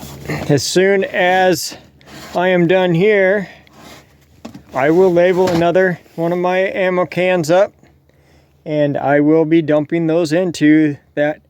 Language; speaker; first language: English; native; English